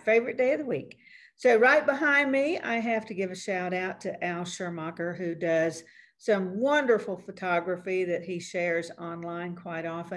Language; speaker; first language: English; native; English